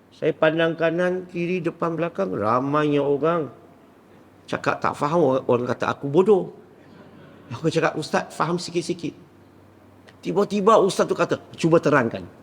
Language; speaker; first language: Malay; non-native, local second language; Min Nan Chinese